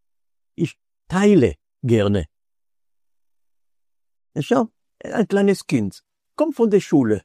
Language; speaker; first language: German; non-native, fluent; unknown